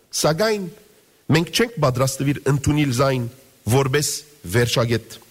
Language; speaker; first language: Armenian; early bilingual, heritage; Armenian